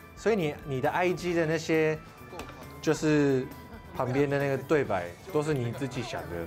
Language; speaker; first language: Chinese; native; Chinese